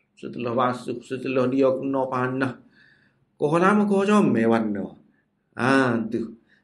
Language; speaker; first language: Malay; native; Malay